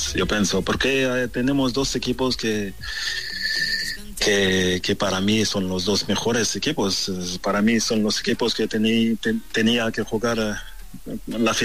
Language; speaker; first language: Spanish; non-native, fluent; French